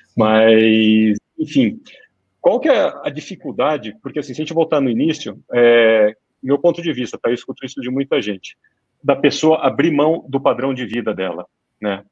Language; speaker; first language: Portuguese; native; Portuguese